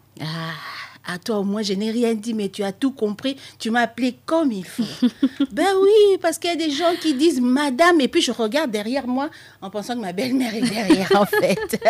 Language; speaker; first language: French; non-native, local second language; Lingala